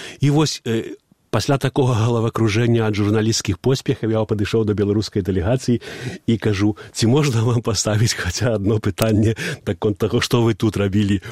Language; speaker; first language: Belarusian; native; Belarusian